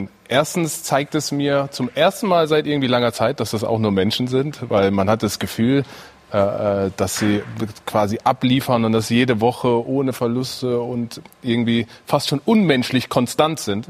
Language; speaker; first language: German; native; German